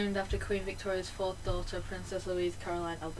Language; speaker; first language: English; native; English